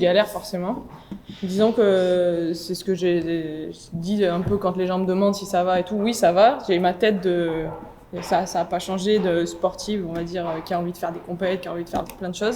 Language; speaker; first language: French; native; French